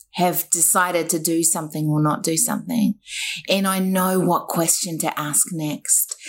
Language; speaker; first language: English; native; English